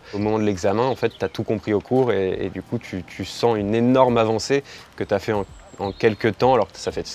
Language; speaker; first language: French; native; French